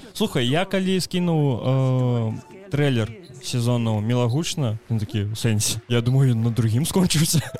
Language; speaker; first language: Belarusian; non-native, local second language; Russian